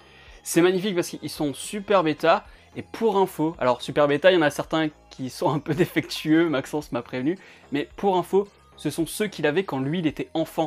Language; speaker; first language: French; native; French